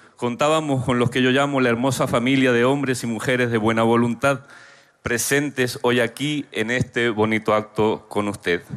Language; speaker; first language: Spanish; native; Spanish